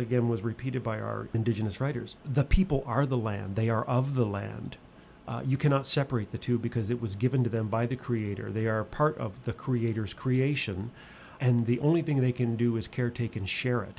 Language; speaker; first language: English; native; English